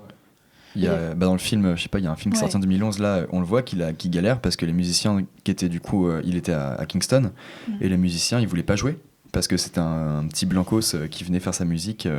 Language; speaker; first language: French; native; French